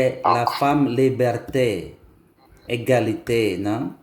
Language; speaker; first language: French; non-native, learner; Indonesian